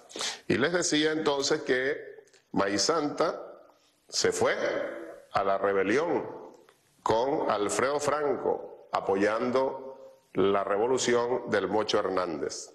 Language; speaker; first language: Spanish; native; Spanish